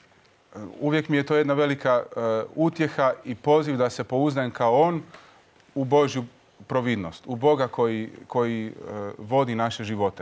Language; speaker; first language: Croatian; native; Croatian